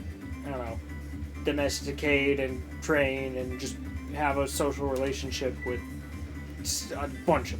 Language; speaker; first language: English; native; English